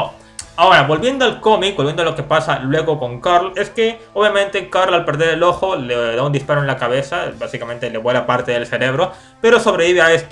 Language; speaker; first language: Spanish; native; Spanish